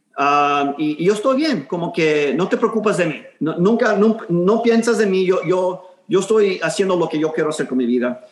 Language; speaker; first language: Spanish; early bilingual, heritage; Spanish